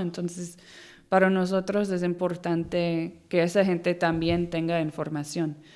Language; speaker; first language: Spanish; non-native, fluent; English